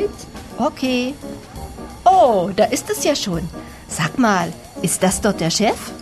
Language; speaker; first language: German; native; German